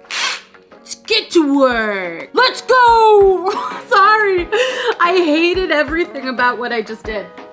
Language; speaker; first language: English; native; English